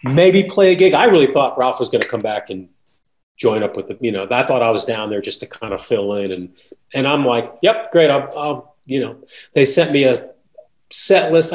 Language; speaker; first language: English; native; English